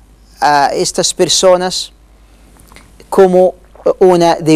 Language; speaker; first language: Spanish; non-native, learner; Arabic